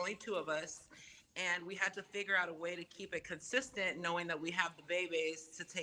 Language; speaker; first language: English; non-native, fluent; Samoan